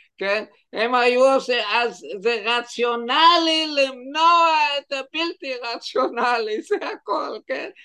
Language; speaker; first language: Hebrew; non-native, fluent; German